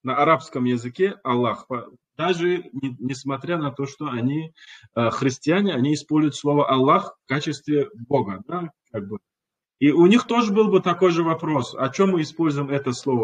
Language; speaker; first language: Russian; non-native, local second language; Kumyk